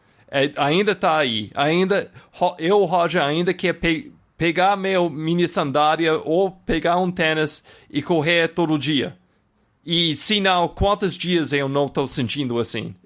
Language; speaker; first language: Portuguese; non-native, fluent; English